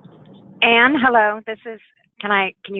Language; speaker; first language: English; native; English